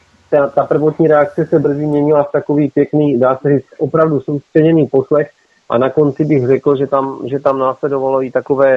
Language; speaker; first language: Czech; native; Czech